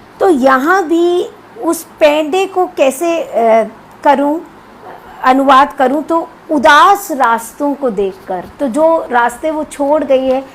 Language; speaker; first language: Hindi; non-native, local second language; Punjabi